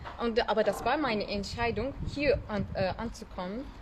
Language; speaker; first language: German; non-native, learner; Turkish